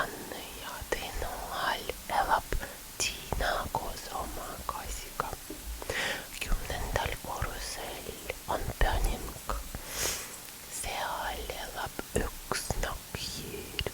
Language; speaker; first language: Estonian; non-native, learner; Russian